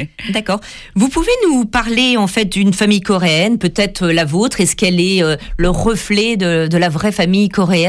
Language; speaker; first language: French; native; French